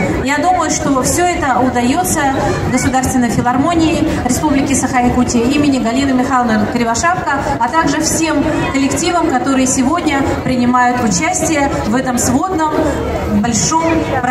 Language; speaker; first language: Russian; native; Russian